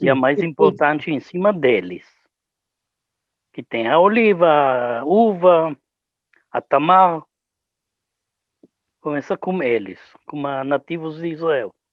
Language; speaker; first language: Portuguese; non-native, learner; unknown